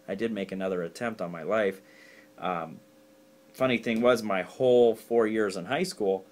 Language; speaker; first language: English; native; English